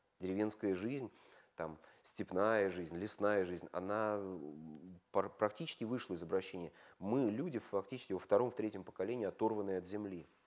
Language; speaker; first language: Russian; native; Russian